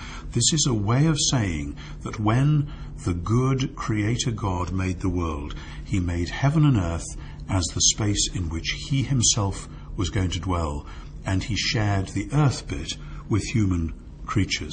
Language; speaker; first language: English; native; English